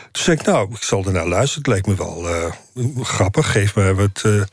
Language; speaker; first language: Dutch; native; Dutch